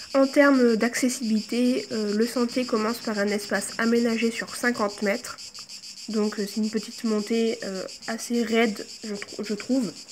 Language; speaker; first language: French; native; French